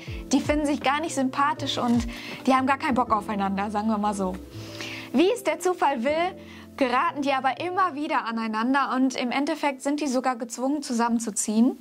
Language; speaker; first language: German; native; German